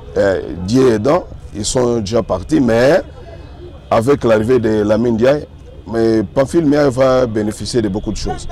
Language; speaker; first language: French; non-native, local second language; Swahili